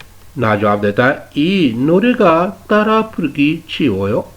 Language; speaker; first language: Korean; non-native, fluent; Urdu